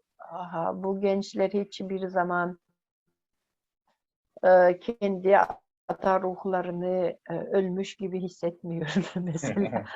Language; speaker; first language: Turkish; non-native, fluent; Yakut